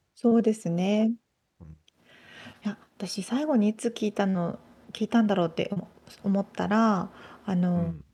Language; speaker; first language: Japanese; native; Japanese